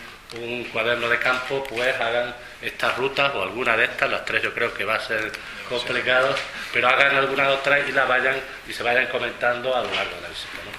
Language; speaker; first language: Spanish; native; Spanish